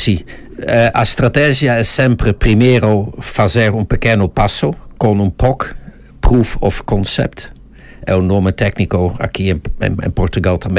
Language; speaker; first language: Portuguese; non-native, fluent; Dutch